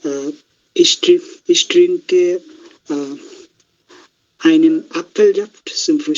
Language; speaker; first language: German; non-native, learner; Bangla